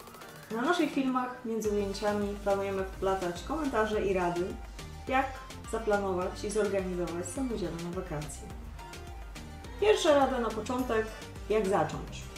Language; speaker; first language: Polish; native; Polish